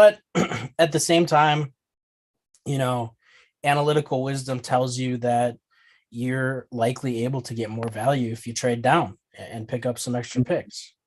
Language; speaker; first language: English; native; English